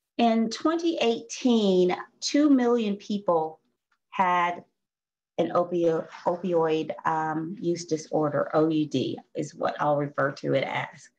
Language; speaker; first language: English; native; English